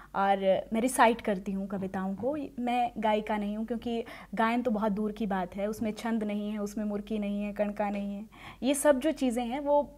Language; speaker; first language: Hindi; native; Hindi